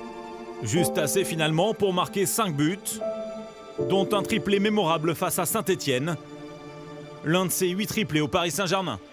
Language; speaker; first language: French; native; French